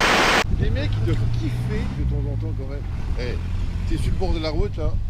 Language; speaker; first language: French; native; French